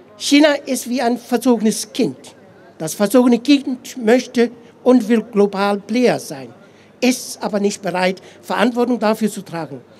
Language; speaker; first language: German; non-native, fluent; Tibetan